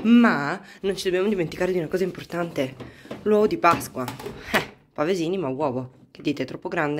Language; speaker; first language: Italian; native; Italian